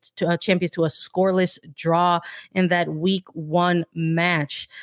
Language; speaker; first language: English; native; English